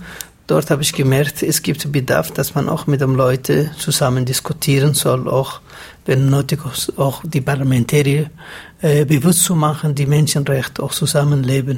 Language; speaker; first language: German; non-native, fluent; Somali